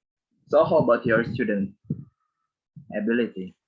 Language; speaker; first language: English; non-native, learner; Indonesian